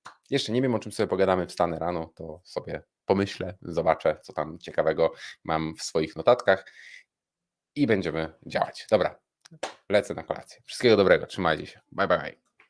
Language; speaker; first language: Polish; native; Polish